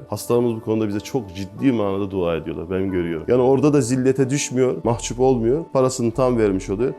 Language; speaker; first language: Turkish; native; Turkish